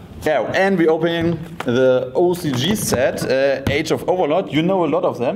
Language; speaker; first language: English; non-native, learner; German